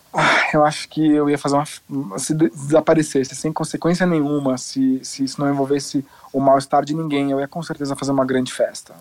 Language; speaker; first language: Portuguese; native; Portuguese